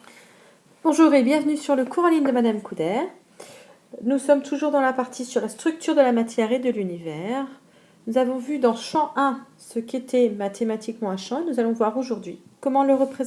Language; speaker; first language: French; native; French